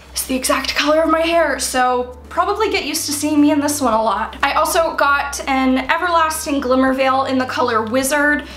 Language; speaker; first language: English; native; English